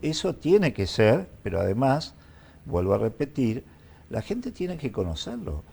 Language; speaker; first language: Spanish; native; Spanish